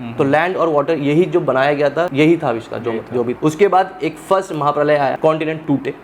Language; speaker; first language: Hindi; non-native, local second language; Tamil